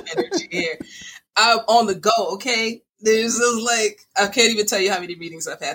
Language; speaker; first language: English; native; English